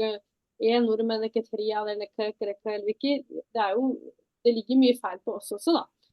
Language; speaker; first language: Norwegian; early bilingual, other home language; Tamil